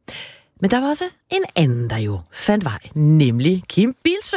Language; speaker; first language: Danish; native; Danish